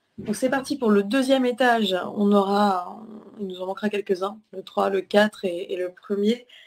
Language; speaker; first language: French; native; French